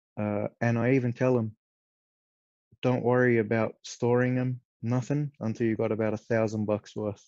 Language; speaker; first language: English; native; English